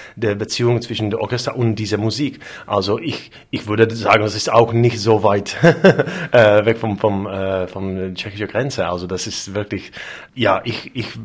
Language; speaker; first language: German; non-native, learner; Czech